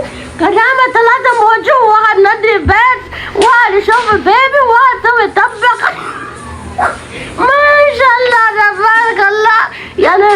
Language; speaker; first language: Arabic; non-native, learner; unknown